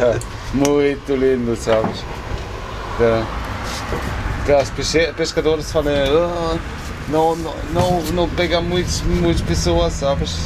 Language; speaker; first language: Portuguese; non-native, learner; German